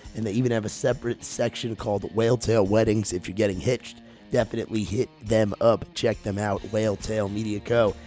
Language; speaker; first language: English; native; English